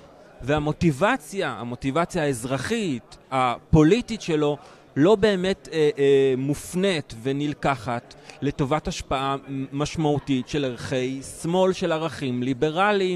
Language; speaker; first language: Hebrew; native; Hebrew